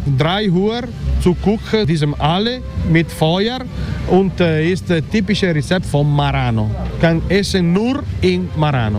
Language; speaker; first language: German; non-native, learner; Italian